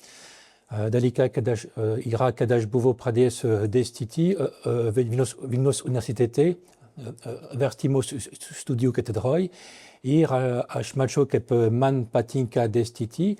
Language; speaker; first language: Lithuanian; non-native, fluent; French